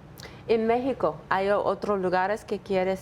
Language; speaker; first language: Spanish; non-native, learner; English